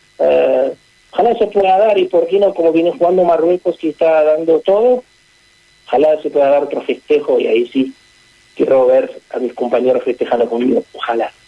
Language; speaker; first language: Spanish; non-native, fluent; Arabic